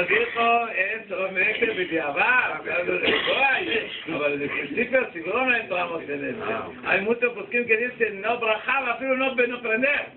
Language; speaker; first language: Spanish; non-native, learner; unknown